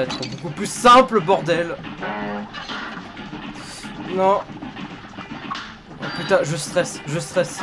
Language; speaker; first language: French; native; French